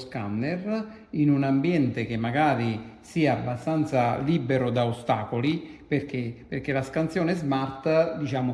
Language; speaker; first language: Italian; native; Italian